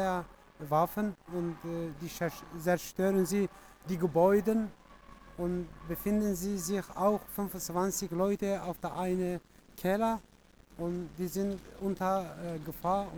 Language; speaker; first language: German; non-native, learner; Kurdish